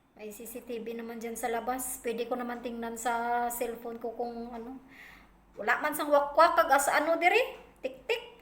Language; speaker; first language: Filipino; non-native, local second language; Hiligaynon